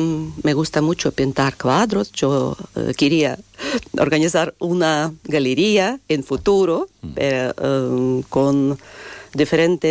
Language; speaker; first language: Spanish; non-native, fluent; Russian